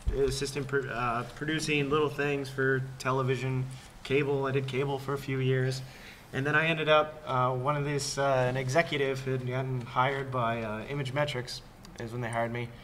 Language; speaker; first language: English; native; English